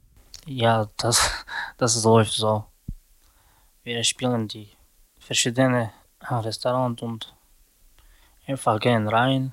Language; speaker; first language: German; non-native, learner; Slovak